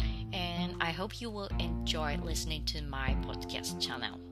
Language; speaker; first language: English; non-native, fluent; Japanese